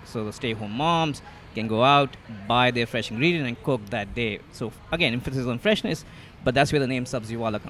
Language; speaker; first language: English; non-native, local second language; Hindi